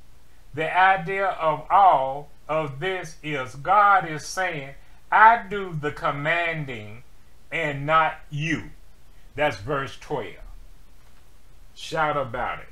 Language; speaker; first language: English; native; English